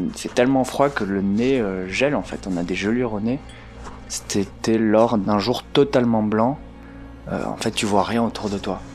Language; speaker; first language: French; native; French